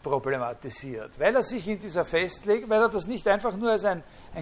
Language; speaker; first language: German; native; German